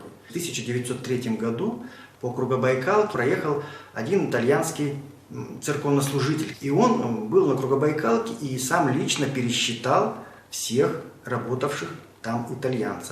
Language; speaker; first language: Russian; native; Russian